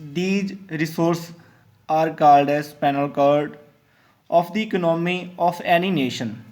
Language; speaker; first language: English; non-native, local second language; Punjabi